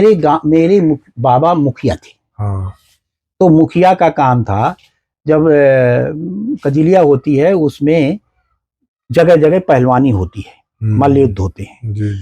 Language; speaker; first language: Hindi; native; Hindi